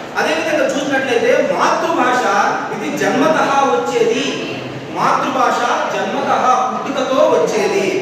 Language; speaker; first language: Telugu; non-native, local second language; Odia